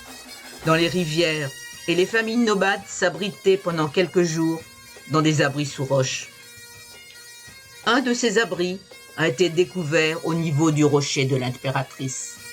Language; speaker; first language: French; native; French